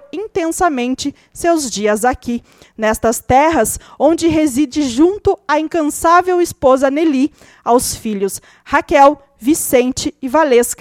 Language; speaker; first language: Portuguese; native; Portuguese